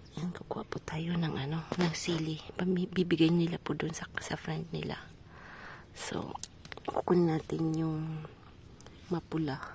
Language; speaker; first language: Filipino; native; Filipino